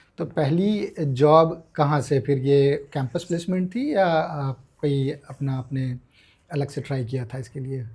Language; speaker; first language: Hindi; native; Hindi